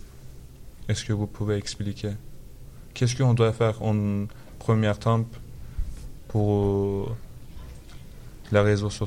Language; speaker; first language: French; non-native, learner; Arabic